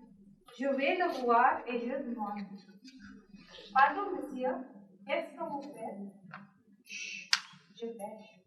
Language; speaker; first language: French; non-native, learner; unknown